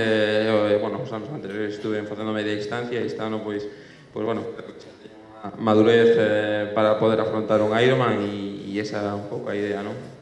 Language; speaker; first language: Galician; non-native, local second language; Spanish